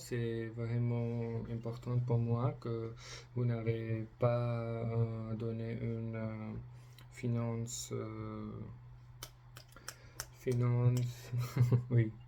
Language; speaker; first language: French; non-native, learner; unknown